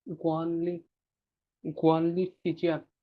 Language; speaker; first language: Chinese; non-native, learner; Bangla